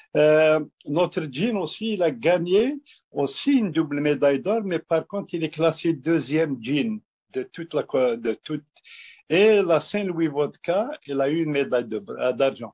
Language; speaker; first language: French; non-native, local second language; Kabyle